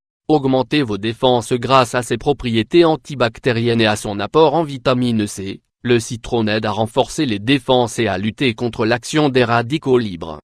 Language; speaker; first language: French; native; French